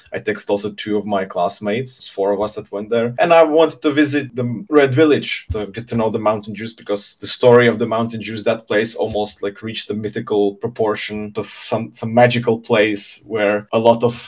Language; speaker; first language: English; non-native, fluent; Czech